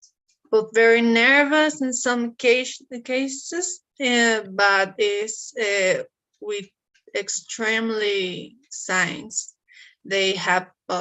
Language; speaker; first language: English; non-native, learner; Spanish